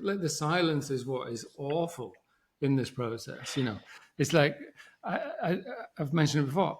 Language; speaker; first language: English; native; English